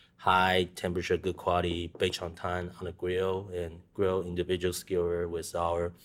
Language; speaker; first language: English; non-native, learner; Chinese